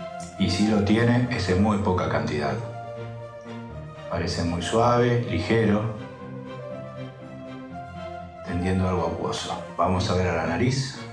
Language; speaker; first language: Spanish; native; Spanish